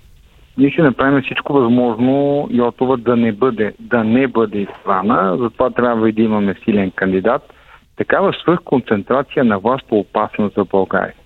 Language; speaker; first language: Bulgarian; native; Bulgarian